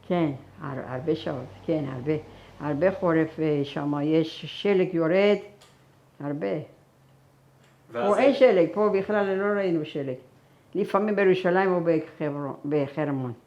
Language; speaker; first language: Hebrew; non-native, fluent; Persian